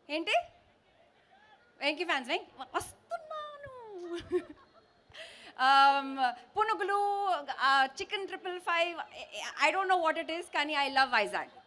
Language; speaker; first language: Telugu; non-native, learner; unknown